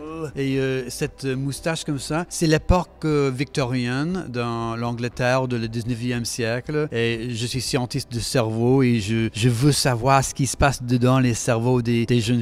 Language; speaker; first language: French; non-native, fluent; English